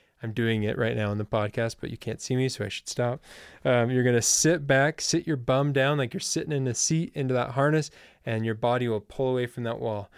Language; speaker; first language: English; native; English